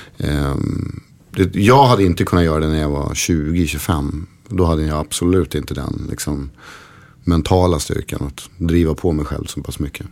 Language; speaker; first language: Swedish; native; Swedish